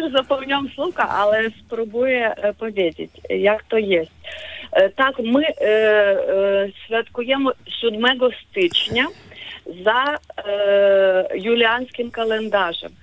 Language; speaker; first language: Polish; non-native, learner; Ukrainian